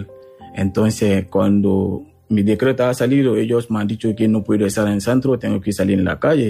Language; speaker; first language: Spanish; non-native, learner; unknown